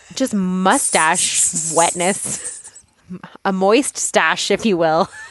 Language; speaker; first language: English; native; English